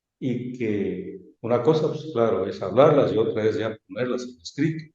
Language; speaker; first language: Spanish; native; Spanish